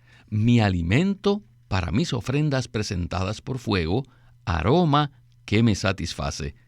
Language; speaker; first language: Spanish; native; Spanish